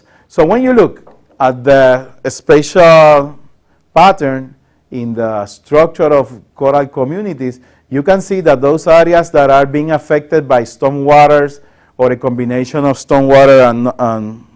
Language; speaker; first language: English; non-native, local second language; Spanish